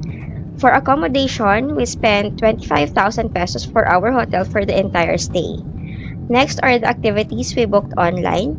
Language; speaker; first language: English; non-native, local second language; Filipino